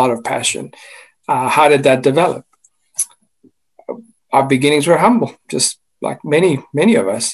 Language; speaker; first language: English; non-native, fluent; Greek